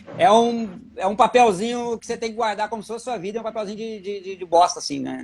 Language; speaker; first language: Portuguese; native; Portuguese